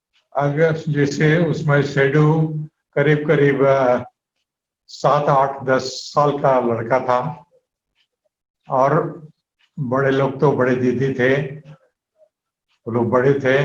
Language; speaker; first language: Hindi; native; Hindi